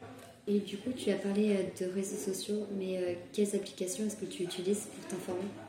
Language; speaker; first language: French; non-native, learner; German